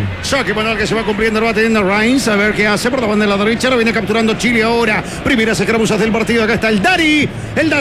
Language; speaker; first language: Spanish; native; Spanish